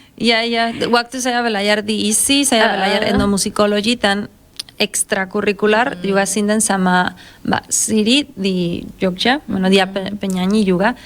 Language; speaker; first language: Indonesian; non-native, fluent; Spanish